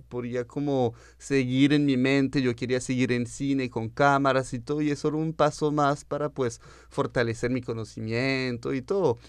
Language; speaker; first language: Spanish; early bilingual, heritage; French